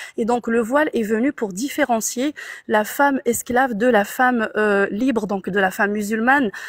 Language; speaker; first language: French; non-native, local second language; Arabic